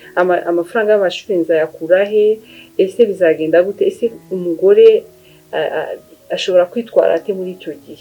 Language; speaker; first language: Kinyarwanda; native; Kinyarwanda